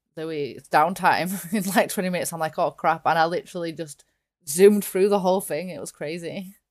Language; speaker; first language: English; native; English